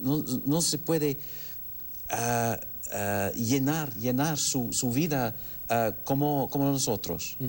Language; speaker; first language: Spanish; non-native, fluent; English